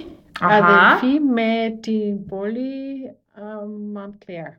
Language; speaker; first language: Greek; non-native, learner; German